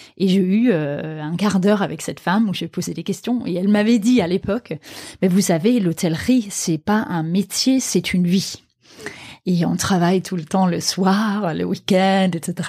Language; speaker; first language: French; non-native, fluent; Danish